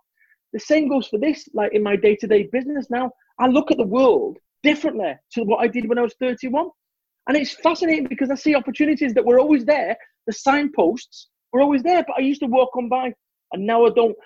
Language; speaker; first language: English; native; English